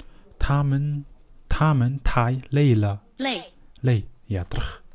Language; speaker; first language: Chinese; non-native, learner; Mongolian